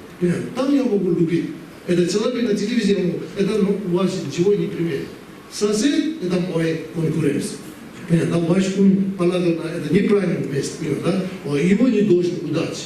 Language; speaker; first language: Russian; non-native, learner; Tibetan